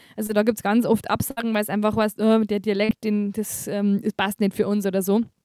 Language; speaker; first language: German; native; German